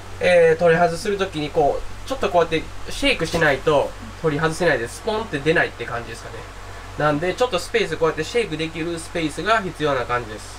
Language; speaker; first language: Japanese; native; Japanese